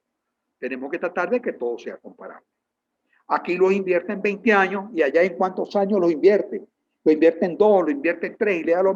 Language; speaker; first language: Spanish; native; Spanish